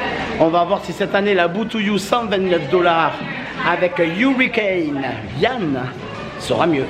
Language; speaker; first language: French; native; French